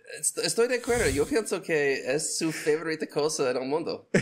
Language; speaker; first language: Spanish; non-native, learner; English